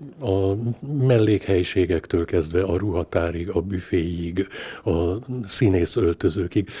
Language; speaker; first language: Hungarian; native; Hungarian